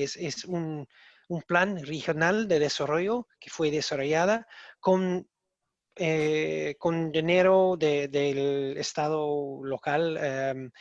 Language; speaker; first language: Spanish; non-native, learner; English